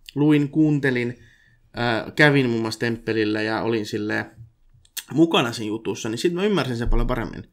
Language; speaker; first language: Finnish; native; Finnish